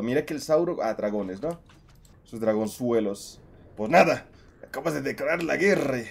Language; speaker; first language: Spanish; native; Spanish